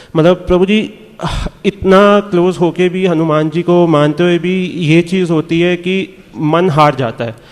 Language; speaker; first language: Hindi; native; Hindi